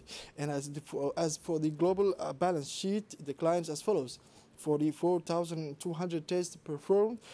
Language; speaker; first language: English; non-native, fluent; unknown